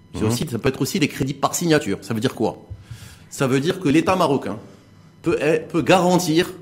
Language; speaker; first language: French; non-native, local second language; Arabic